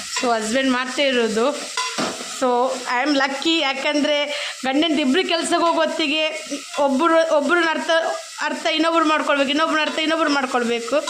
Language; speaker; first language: Kannada; non-native, local second language; Tulu